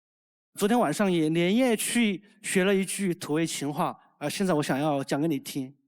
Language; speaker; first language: Chinese; native; Chinese